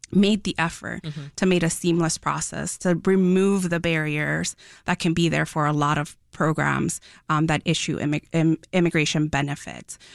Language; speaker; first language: English; non-native, fluent; Spanish